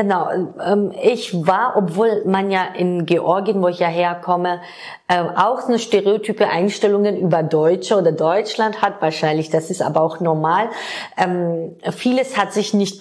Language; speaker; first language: German; non-native, fluent; Georgian